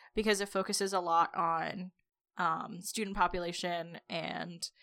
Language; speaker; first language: English; native; English